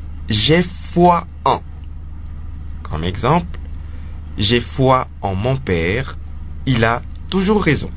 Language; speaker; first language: French; non-native, local second language; Lingala